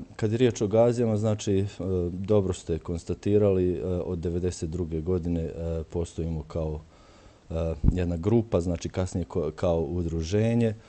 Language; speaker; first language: Croatian; native; Croatian